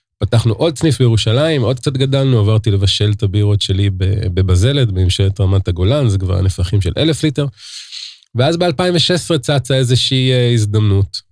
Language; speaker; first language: Hebrew; native; Hebrew